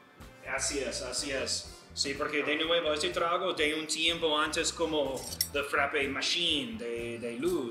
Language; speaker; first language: Spanish; non-native, learner; English